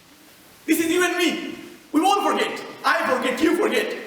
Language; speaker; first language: English; non-native, fluent; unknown